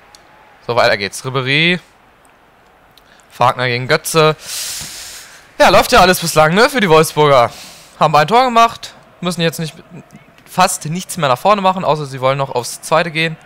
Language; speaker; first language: German; native; German